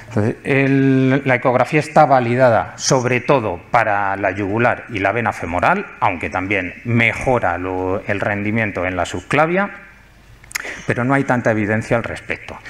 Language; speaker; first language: Spanish; native; Spanish